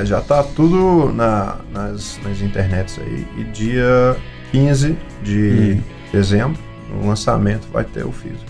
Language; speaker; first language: Portuguese; early bilingual, heritage; Portuguese